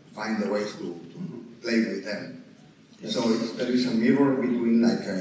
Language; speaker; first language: English; non-native, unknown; Catalan